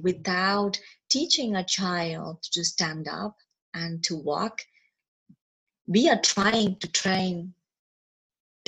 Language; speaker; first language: English; non-native, local second language; Malayalam